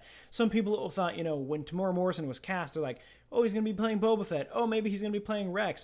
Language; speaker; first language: English; native; English